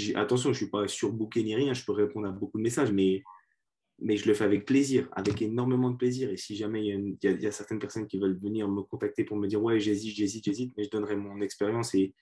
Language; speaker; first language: French; native; French